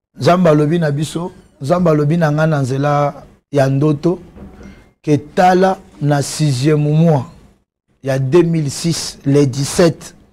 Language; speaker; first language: Lingala; non-native, local second language; Luba-Lulua